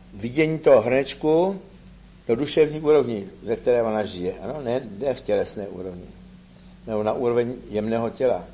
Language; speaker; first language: Czech; native; Czech